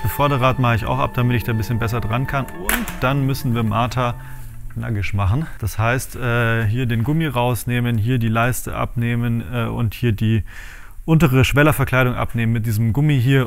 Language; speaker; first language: German; native; German